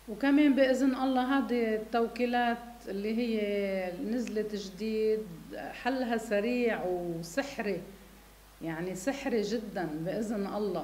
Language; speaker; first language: Arabic; native; Arabic